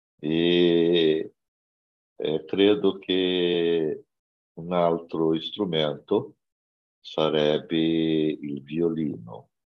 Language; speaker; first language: Italian; non-native, learner; Portuguese